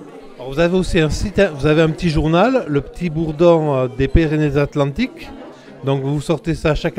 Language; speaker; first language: French; native; French